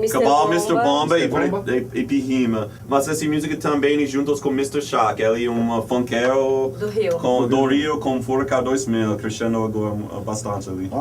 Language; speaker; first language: Portuguese; non-native, learner; English